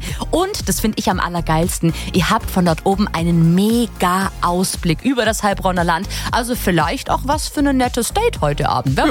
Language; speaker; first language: German; native; German